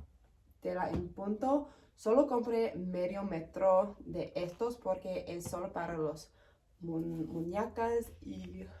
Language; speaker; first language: Spanish; non-native, learner; English